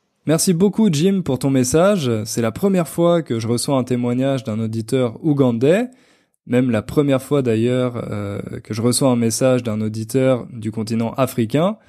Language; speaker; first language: French; native; French